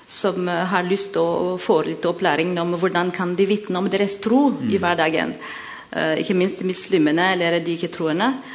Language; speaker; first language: Norwegian; non-native, learner; Malagasy